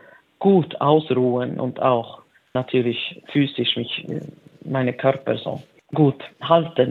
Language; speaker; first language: German; non-native, fluent; Swedish